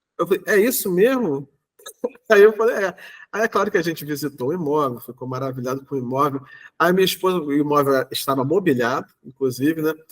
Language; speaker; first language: Portuguese; native; Portuguese